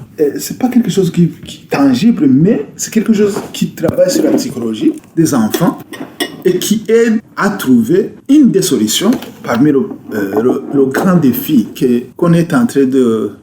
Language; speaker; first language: French; non-native, local second language; Rundi